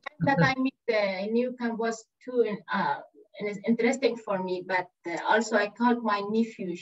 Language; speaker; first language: English; non-native, learner; Persian